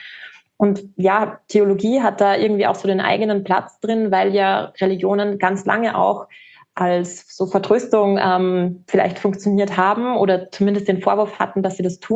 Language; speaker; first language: German; native; German